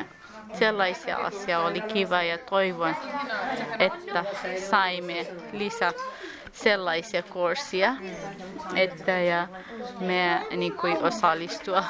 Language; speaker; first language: Finnish; non-native, learner; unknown